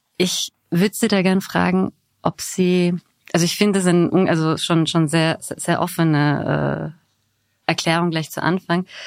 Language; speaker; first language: German; native; German